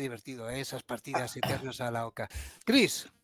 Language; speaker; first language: Spanish; native; Spanish